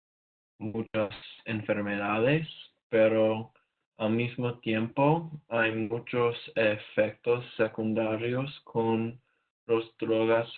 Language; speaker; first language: Spanish; non-native, learner; English